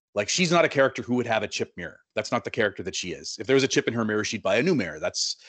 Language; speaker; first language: English; native; English